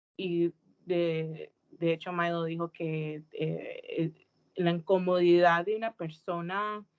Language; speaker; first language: Spanish; early bilingual, heritage; English